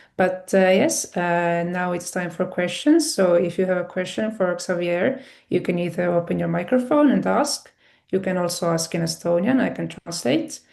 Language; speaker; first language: English; non-native, fluent; Estonian